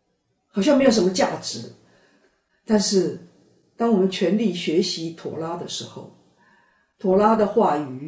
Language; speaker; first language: Chinese; native; Chinese